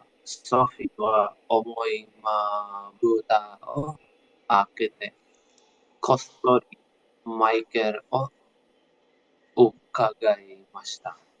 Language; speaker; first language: Japanese; non-native, learner; English